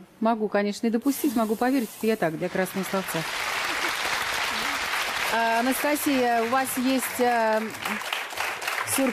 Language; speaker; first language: Russian; native; Russian